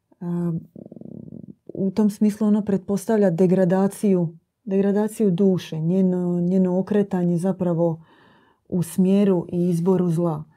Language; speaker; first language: Croatian; native; Croatian